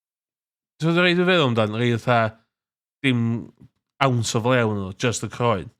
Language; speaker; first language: Welsh; native; Welsh